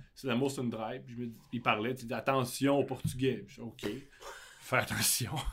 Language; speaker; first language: French; native; French